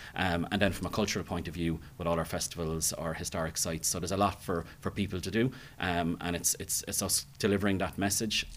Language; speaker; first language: English; native; English